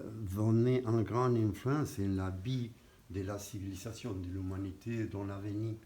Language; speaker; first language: French; non-native, fluent; Spanish